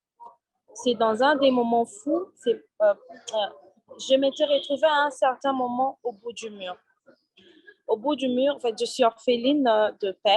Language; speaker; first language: French; non-native, local second language; Swahili